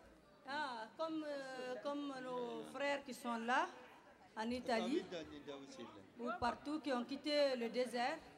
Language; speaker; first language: French; non-native, local second language; Tamasheq